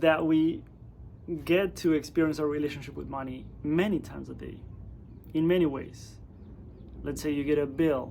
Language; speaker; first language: English; native; English